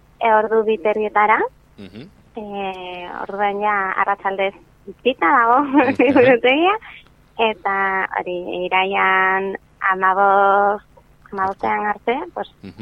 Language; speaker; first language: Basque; non-native, local second language; Spanish